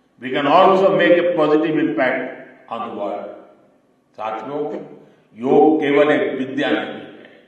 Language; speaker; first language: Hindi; non-native, local second language; Gujarati